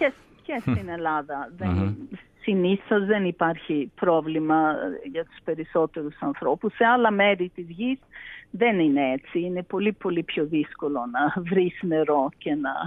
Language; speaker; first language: Greek; early bilingual, heritage; Greek